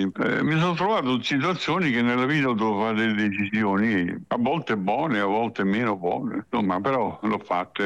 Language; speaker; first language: Italian; native; Italian